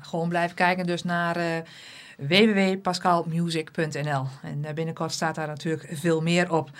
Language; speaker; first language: Dutch; native; Dutch